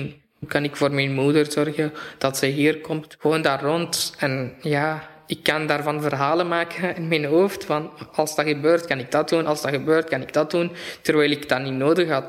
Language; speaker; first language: Dutch; non-native, fluent; Arabic